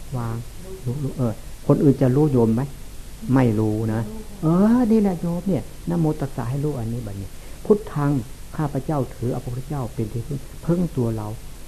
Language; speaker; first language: Thai; non-native, local second language; Lao